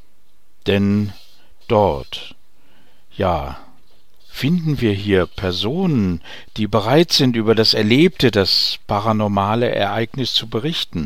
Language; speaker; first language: German; native; German